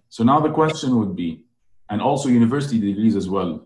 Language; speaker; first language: English; non-native, fluent; Arabic